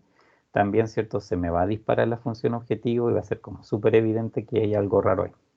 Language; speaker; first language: Spanish; native; Spanish